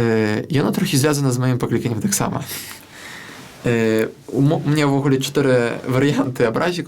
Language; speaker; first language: Belarusian; non-native, local second language; Russian